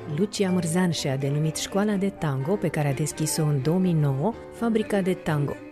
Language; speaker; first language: Romanian; native; Romanian